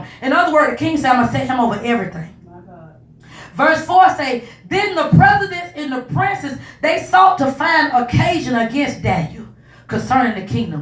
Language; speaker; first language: English; native; English